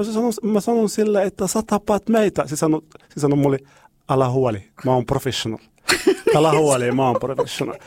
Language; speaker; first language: Finnish; non-native, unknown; Arabic